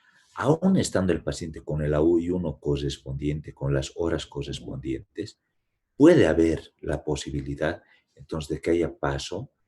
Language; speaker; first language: Spanish; native; Spanish